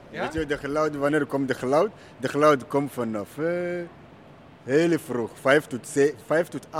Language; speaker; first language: Dutch; non-native, learner; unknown